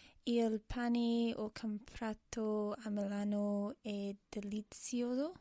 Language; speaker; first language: Italian; non-native, learner; English